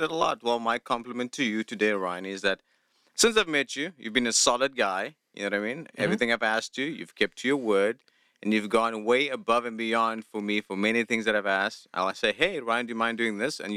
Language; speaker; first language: English; non-native, local second language; Afrikaans